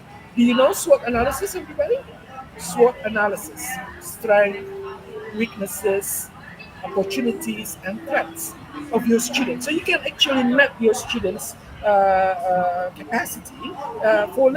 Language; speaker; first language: English; non-native, fluent; Indonesian